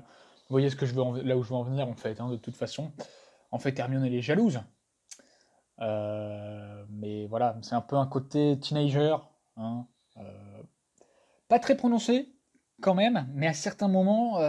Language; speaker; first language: French; native; French